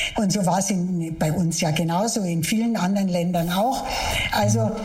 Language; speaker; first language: German; native; German